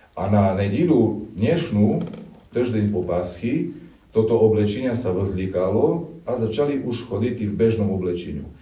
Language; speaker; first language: Slovak; non-native, local second language; Rusyn